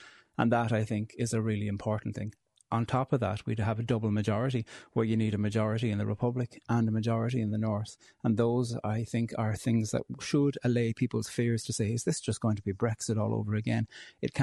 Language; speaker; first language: English; native; English